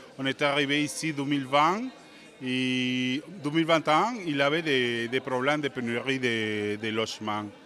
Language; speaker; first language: French; non-native, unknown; Spanish